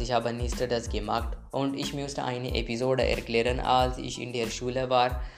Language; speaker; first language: German; non-native, learner; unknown